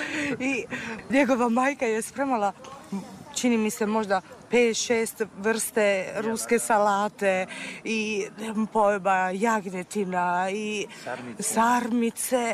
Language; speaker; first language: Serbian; non-native, fluent; Italian